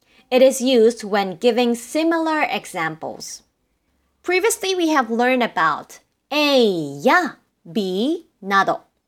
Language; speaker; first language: English; non-native, fluent; Japanese